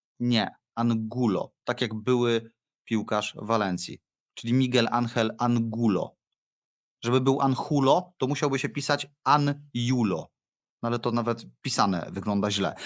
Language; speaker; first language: Polish; native; Polish